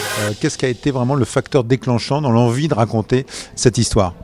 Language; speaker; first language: French; native; French